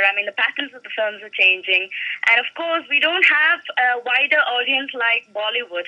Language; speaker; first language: English; non-native, local second language; Malayalam